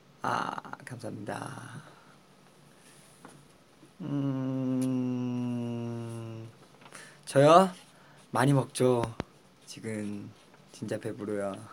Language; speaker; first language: Korean; non-native, fluent; Chinese